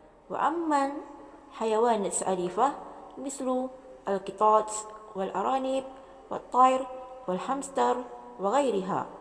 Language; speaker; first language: Arabic; non-native, fluent; Malay